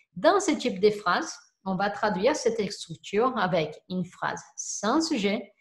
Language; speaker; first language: French; non-native, fluent; Portuguese